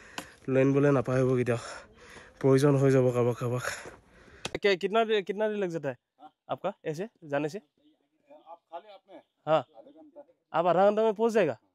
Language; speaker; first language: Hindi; non-native, local second language; Assamese